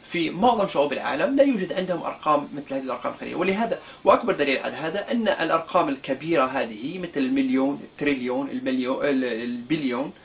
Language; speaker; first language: Arabic; non-native, local second language; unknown